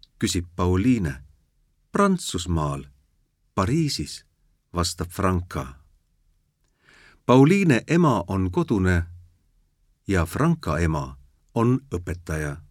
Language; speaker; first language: Estonian; native; Estonian